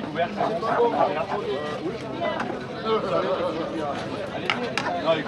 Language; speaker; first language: French; native; French